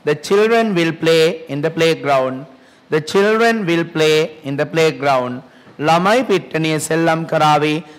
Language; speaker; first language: English; non-native, local second language; Sinhala